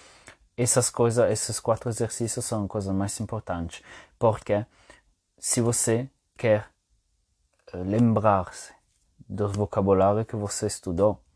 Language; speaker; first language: Portuguese; non-native, fluent; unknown